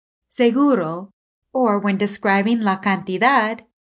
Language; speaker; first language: Spanish; non-native, fluent; English